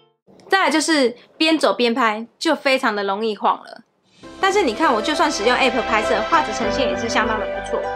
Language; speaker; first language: Chinese; native; Chinese